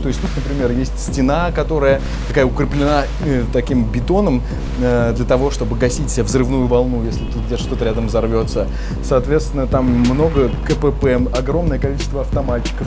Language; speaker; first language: Russian; native; Russian